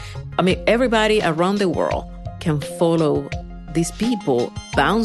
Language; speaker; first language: English; non-native, fluent; Spanish